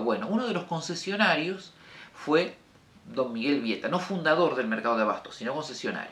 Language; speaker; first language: Spanish; native; Spanish